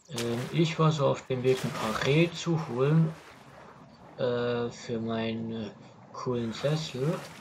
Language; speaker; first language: German; native; German